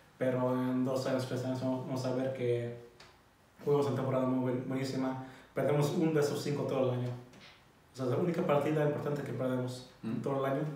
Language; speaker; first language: Spanish; non-native, learner; German